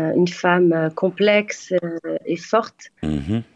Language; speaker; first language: French; native; French